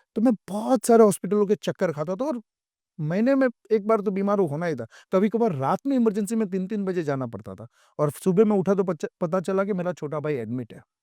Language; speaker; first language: Hindi; non-native, local second language; Gujarati